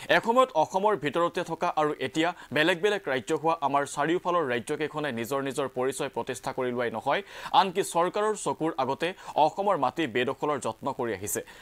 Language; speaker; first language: Assamese; native; Assamese